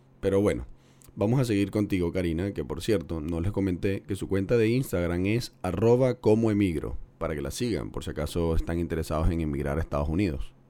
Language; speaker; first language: Spanish; native; Spanish